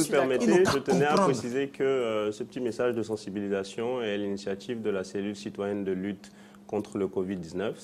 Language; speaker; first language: French; non-native, local second language; Fon